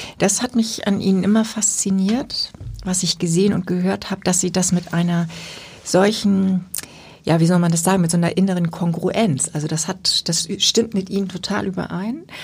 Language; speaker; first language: German; native; German